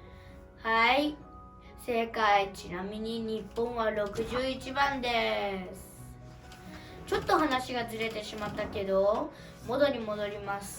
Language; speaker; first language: Japanese; early bilingual, other home language; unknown